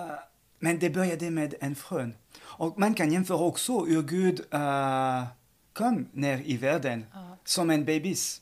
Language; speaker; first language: Swedish; non-native, fluent; French